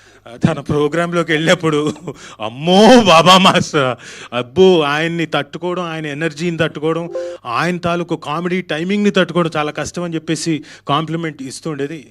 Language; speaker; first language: Telugu; native; Telugu